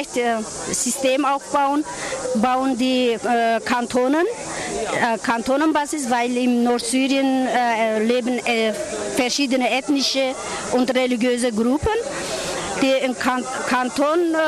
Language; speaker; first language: German; non-native, learner; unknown